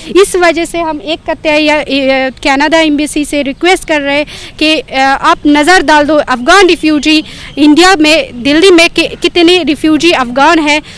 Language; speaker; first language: Hindi; non-native, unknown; Persian